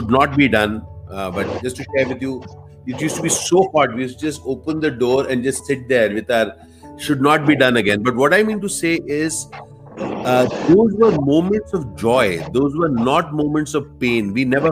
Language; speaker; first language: English; non-native, local second language; Hindi